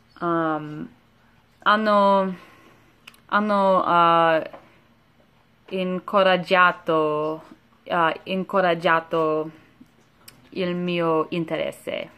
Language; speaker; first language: Italian; non-native, learner; English